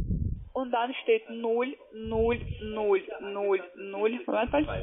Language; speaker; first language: German; non-native, fluent; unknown